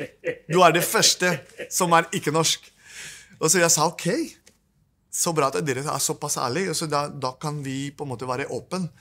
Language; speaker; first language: Norwegian; non-native, fluent; Spanish